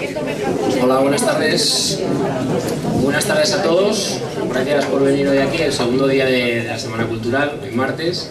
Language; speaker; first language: Spanish; native; Spanish